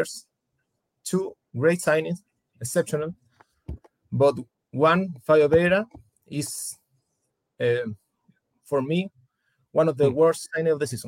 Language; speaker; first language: English; non-native, fluent; Spanish